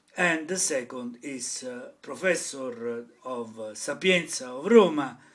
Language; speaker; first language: English; non-native, fluent; Italian